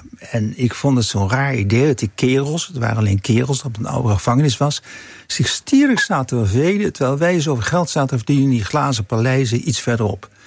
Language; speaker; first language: Dutch; native; Dutch